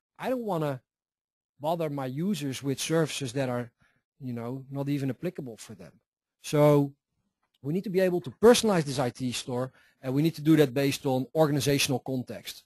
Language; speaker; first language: English; non-native, fluent; Dutch